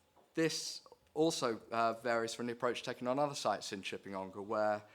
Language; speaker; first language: English; native; English